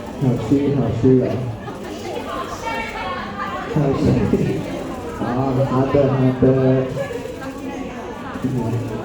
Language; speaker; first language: Chinese; non-native, learner; Thai